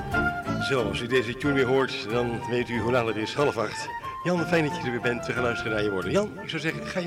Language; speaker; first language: Dutch; native; Dutch